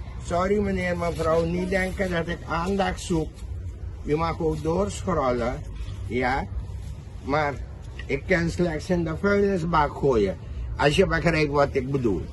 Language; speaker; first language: Dutch; non-native, local second language; Caribbean Hindustani